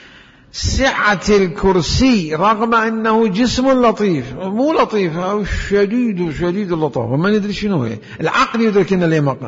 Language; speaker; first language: Arabic; native; Arabic